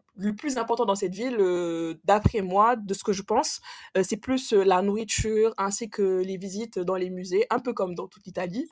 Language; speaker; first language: French; non-native, local second language; Wolof